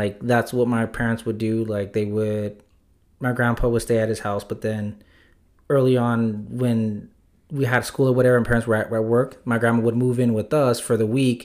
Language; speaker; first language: English; native; English